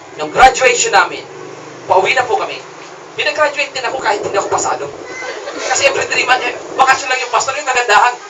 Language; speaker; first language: Filipino; non-native, local second language; Cebuano